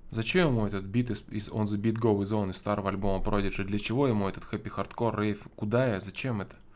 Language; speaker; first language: Russian; native; Russian